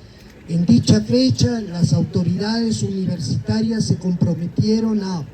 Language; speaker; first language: Spanish; native; Spanish